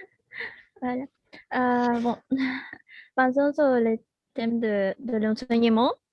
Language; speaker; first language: French; non-native, learner; Spanish